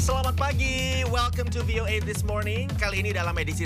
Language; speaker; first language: Indonesian; native; Indonesian